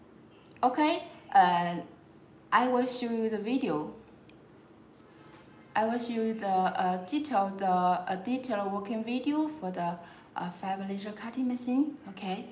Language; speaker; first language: English; non-native, learner; Chinese